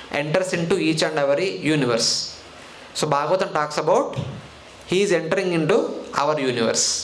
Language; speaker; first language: English; non-native, local second language; Telugu